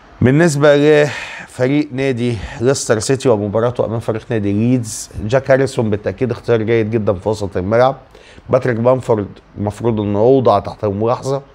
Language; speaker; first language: Arabic; native; Arabic